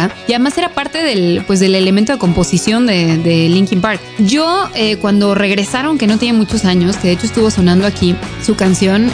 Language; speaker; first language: Spanish; native; Spanish